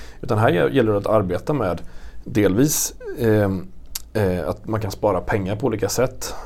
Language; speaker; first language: Swedish; native; Swedish